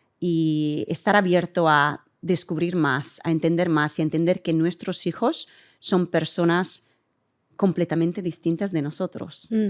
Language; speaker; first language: Spanish; early bilingual, heritage; Italian